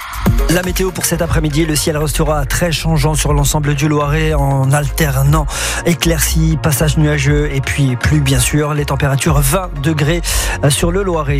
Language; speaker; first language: French; native; French